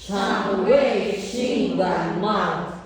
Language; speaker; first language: Chinese; non-native, learner; Filipino